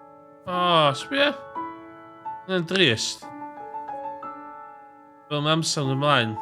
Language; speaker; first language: Welsh; native; Welsh